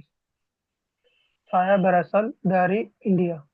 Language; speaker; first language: Indonesian; non-native, learner; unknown